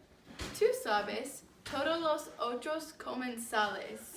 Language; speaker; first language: Spanish; non-native, learner; English